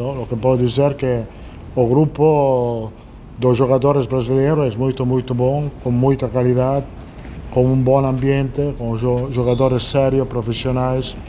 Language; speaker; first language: Portuguese; non-native, learner; Italian